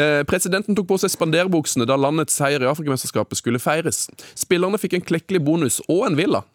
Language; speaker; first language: Norwegian; native; Norwegian